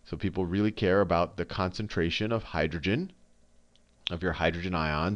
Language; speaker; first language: English; native; English